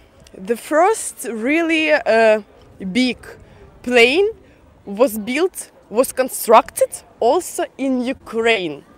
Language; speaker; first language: English; non-native, fluent; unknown